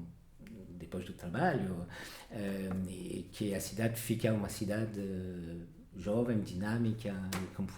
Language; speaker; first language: Portuguese; non-native, fluent; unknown